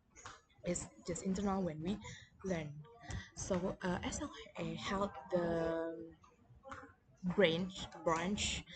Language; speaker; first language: English; non-native, learner; Indonesian